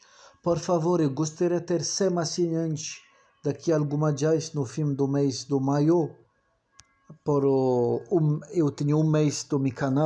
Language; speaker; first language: Portuguese; non-native, learner; French